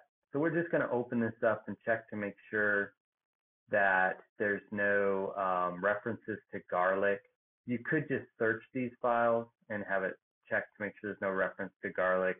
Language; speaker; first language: English; native; English